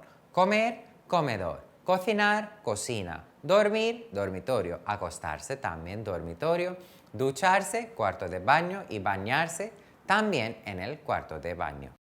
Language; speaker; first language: Spanish; non-native, fluent; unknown